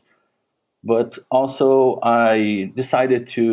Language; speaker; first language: English; non-native, fluent; Portuguese